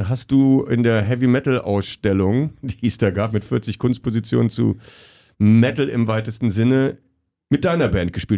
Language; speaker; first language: German; native; German